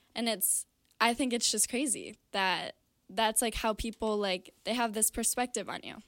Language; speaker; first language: English; native; English